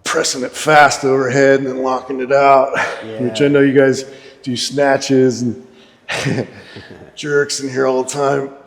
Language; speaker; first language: English; native; English